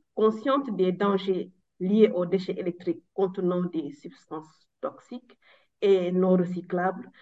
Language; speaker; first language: French; non-native, local second language; Wolof